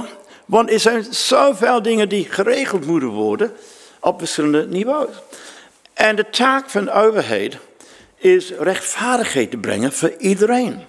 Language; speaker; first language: Dutch; non-native, fluent; English